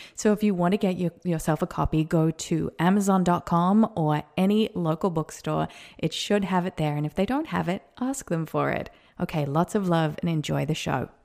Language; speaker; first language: English; native; English